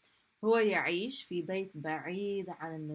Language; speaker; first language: Arabic; non-native, fluent; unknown